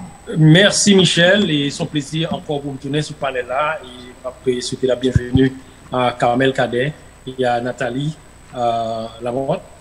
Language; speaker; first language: French; non-native, local second language; Haitian Creole